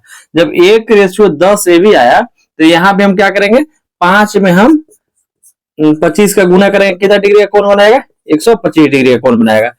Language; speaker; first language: Hindi; native; Hindi